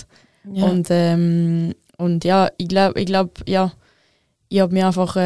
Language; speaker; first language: German; non-native, local second language; French